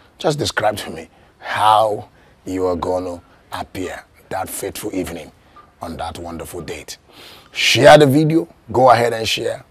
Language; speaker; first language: English; non-native, local second language; Igbo